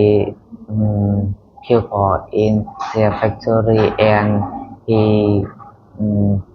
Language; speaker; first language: English; non-native, learner; Vietnamese